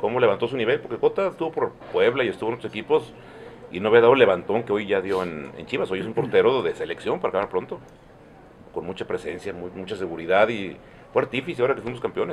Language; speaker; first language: Spanish; native; Spanish